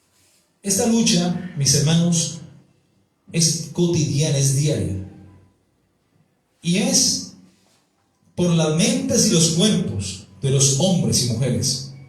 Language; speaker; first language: Spanish; native; Spanish